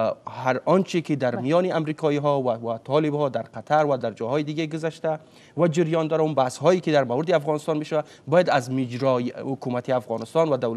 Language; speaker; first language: Persian; native; Persian